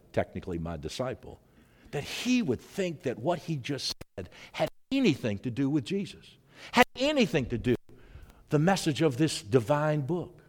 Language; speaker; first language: English; native; English